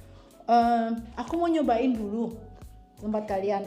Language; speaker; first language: Indonesian; native; Indonesian